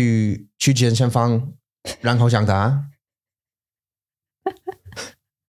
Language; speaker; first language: Chinese; non-native, learner; English